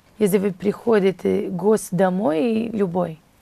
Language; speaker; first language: Russian; non-native, learner; Portuguese